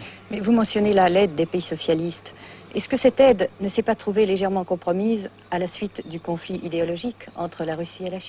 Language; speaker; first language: French; native; French